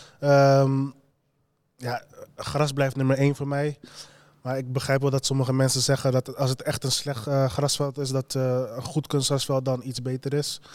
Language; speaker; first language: Dutch; native; Dutch